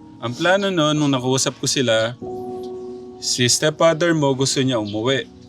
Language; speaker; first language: Filipino; native; Filipino